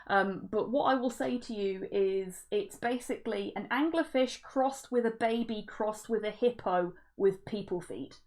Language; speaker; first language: English; native; English